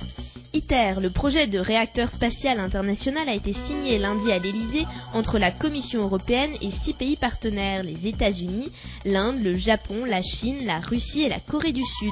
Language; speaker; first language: French; native; French